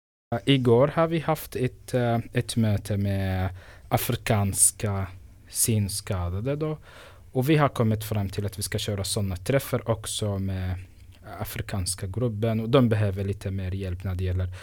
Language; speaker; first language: Swedish; non-native, fluent; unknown